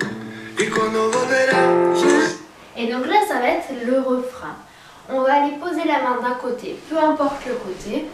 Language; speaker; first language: French; native; French